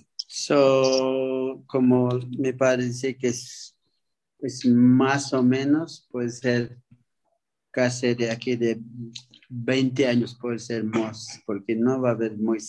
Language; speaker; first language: Spanish; non-native, local second language; Quechua